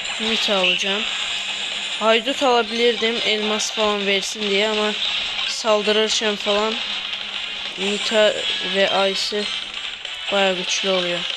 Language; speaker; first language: Turkish; native; Turkish